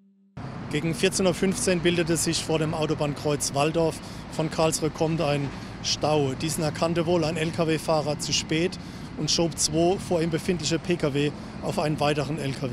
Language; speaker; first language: German; native; German